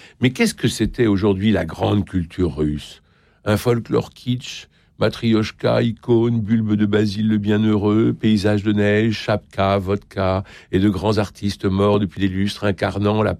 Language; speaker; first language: French; native; French